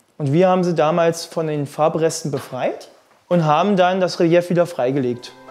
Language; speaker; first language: German; native; German